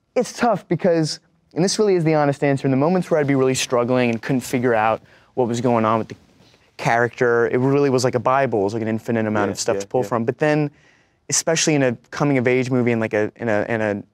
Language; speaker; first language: English; native; English